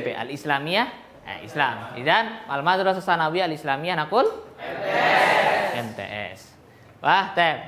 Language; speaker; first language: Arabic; non-native, fluent; Indonesian